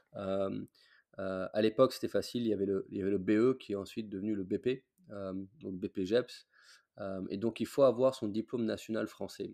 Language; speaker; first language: French; non-native, fluent; English